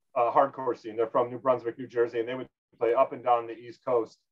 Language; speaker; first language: English; native; English